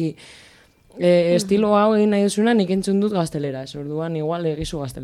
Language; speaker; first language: Basque; non-native, local second language; Spanish